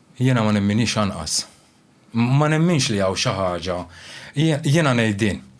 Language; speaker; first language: Maltese; early bilingual, other home language; Romanian